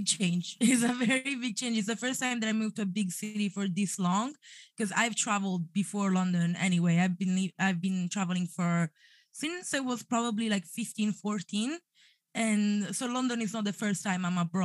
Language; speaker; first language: English; non-native, fluent; Italian